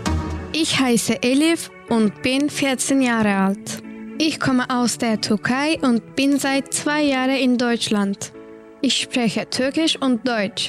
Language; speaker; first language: German; non-native, learner; Turkish